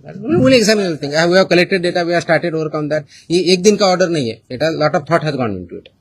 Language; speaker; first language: Hindi; non-native, local second language; Marathi